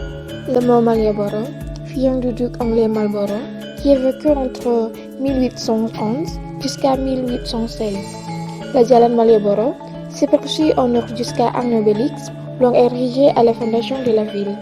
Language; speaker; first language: French; non-native, learner; Indonesian